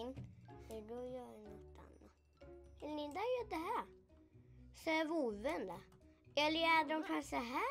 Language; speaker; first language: Swedish; native; Swedish